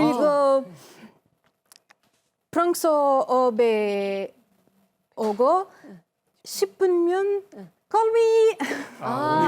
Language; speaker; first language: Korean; non-native, learner; French